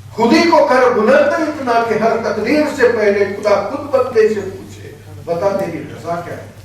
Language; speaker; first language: Hindi; non-native, local second language; Marathi